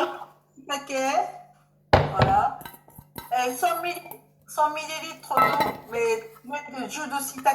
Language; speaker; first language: French; non-native, learner; Japanese